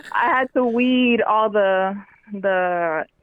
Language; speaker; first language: English; native; English